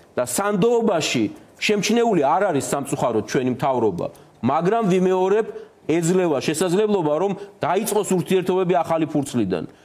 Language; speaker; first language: Georgian; native; Georgian